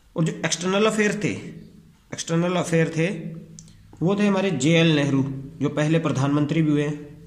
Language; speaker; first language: Hindi; non-native, local second language; Punjabi